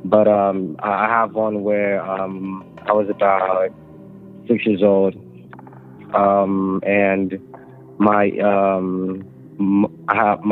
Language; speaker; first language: English; non-native, local second language; Filipino